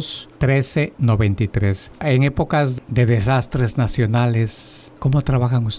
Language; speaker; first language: Spanish; native; Spanish